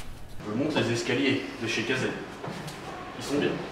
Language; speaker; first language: French; native; French